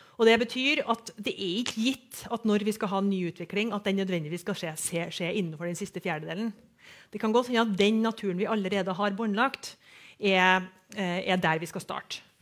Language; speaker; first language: Norwegian; native; Norwegian